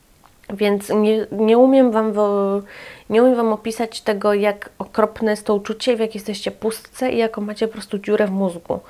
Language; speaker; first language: Polish; native; Polish